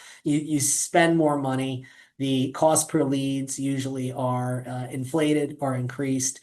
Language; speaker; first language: English; native; English